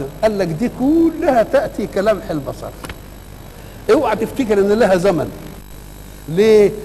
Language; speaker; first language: Arabic; native; Arabic